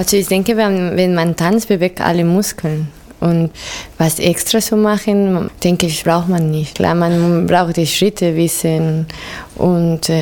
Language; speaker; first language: German; non-native, fluent; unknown